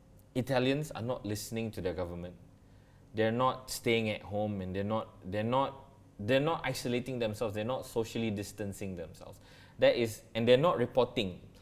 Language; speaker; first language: English; non-native, local second language; Malay